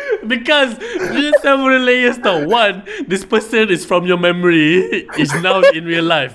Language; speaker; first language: English; non-native, local second language; Malay